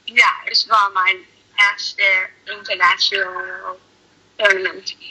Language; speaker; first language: German; non-native, learner; English